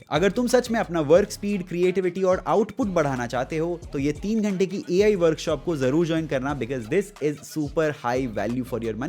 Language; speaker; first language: Hindi; native; Hindi